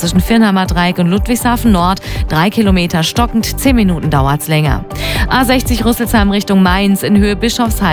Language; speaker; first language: German; native; German